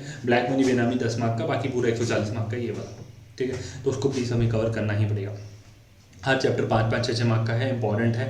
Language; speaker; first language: Hindi; native; Hindi